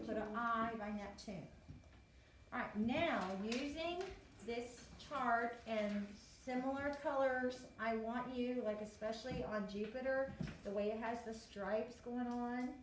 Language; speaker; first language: English; native; English